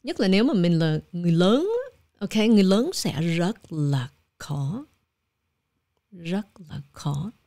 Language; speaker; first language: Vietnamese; early bilingual, heritage; Vietnamese